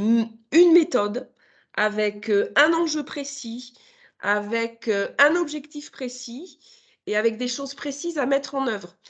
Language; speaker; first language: French; native; French